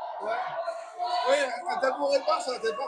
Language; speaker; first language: French; native; French